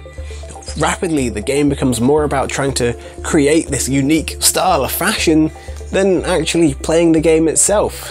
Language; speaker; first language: English; native; English